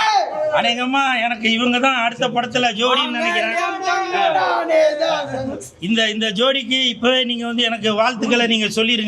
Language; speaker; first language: Tamil; native; Tamil